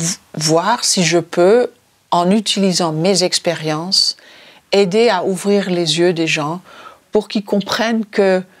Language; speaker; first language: French; non-native, fluent; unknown